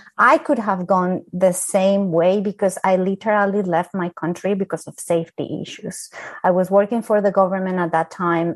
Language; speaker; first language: English; non-native, fluent; Spanish